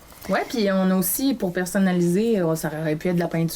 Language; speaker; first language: French; native; French